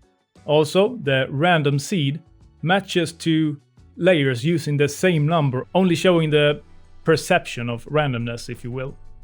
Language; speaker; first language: English; non-native, fluent; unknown